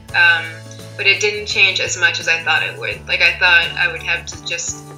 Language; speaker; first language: English; native; English